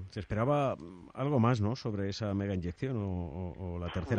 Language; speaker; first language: Spanish; native; Spanish